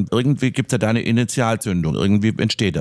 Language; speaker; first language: German; native; German